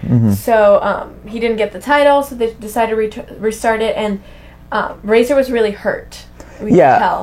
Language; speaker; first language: English; native; English